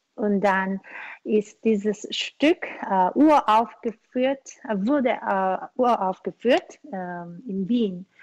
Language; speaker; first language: German; non-native, learner; Korean